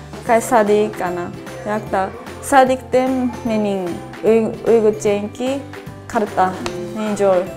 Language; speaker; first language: Kyrgyz; non-native, fluent; Japanese